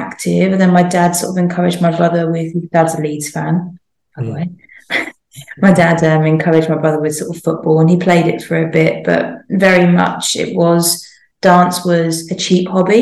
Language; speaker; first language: English; native; English